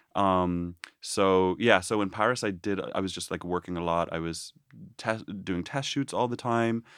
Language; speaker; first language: English; native; English